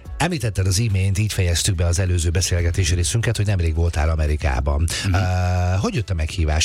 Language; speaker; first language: Hungarian; native; Hungarian